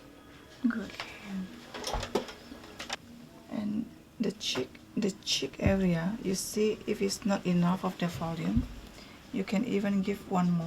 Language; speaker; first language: English; non-native, fluent; Indonesian